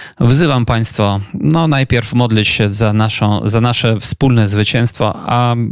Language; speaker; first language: Polish; non-native, fluent; Ukrainian